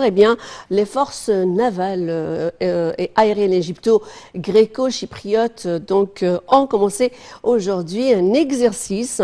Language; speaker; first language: French; non-native, fluent; Arabic